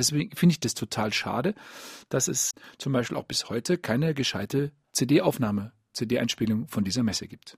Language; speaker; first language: German; native; German